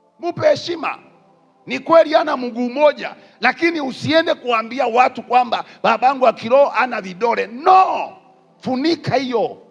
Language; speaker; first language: Swahili; non-native, local second language; Kikuyu